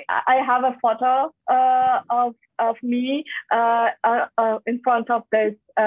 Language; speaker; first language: English; non-native, fluent; Kazakh